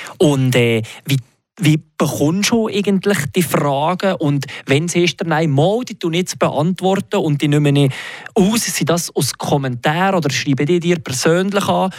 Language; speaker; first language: German; native; German